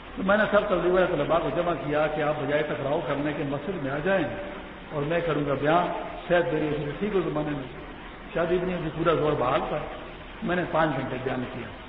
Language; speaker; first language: Urdu; non-native, local second language; Pashto